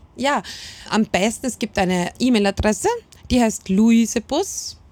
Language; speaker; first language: German; native; German